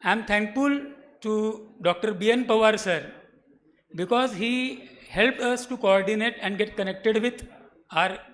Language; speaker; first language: English; non-native, local second language; Marathi